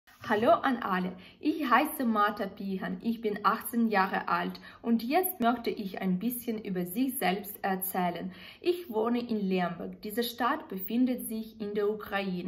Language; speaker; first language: German; non-native, fluent; Ukrainian